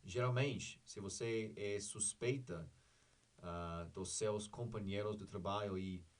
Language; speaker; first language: Portuguese; non-native, fluent; English